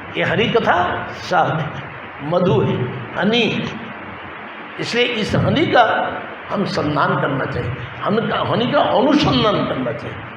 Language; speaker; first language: Hindi; non-native, local second language; Bangla